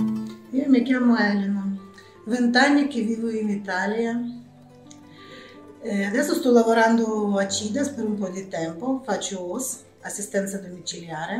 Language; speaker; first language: Italian; non-native, fluent; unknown